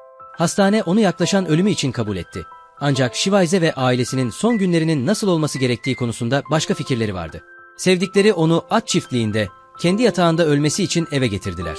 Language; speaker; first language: Turkish; native; Turkish